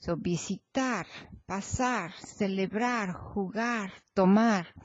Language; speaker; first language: Spanish; non-native, fluent; English